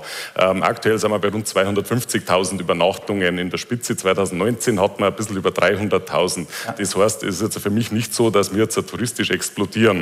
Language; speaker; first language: German; native; German